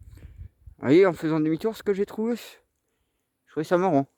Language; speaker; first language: French; native; French